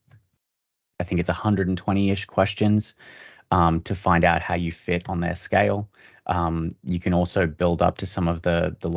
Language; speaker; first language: English; native; English